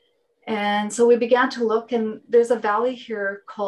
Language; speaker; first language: English; non-native, fluent; Finnish